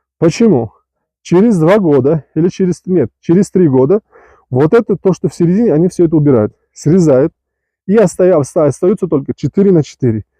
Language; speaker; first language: Russian; non-native, local second language; Uzbek